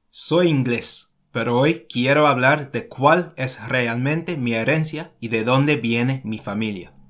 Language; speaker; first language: Spanish; non-native, fluent; English